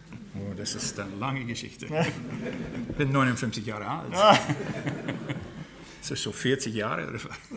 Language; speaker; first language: German; non-native, fluent; English